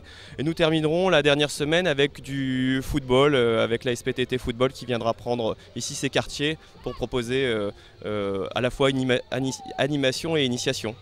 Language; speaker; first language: French; native; French